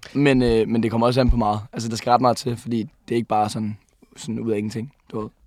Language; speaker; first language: Danish; native; Danish